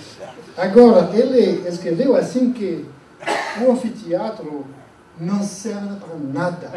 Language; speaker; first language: Portuguese; non-native, fluent; French